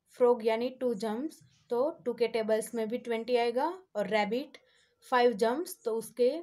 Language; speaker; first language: Hindi; non-native, local second language; Gujarati